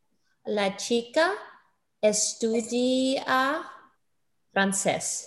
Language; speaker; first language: Spanish; non-native, learner; English